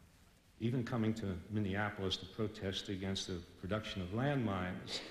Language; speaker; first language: English; native; English